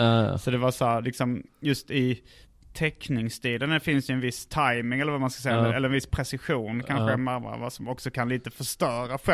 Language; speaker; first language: Swedish; native; Swedish